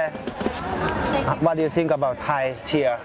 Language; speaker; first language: English; non-native, learner; Japanese